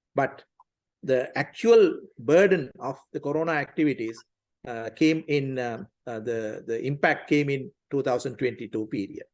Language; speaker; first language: English; non-native, local second language; Tamil